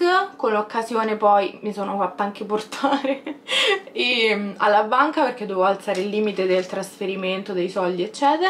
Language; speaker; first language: Italian; native; Italian